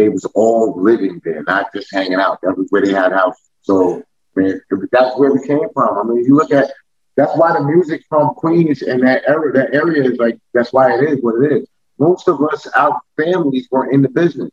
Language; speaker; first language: English; native; English